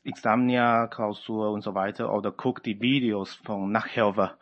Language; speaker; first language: German; non-native, fluent; Chinese